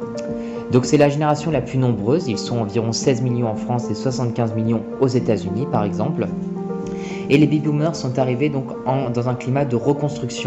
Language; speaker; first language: French; native; French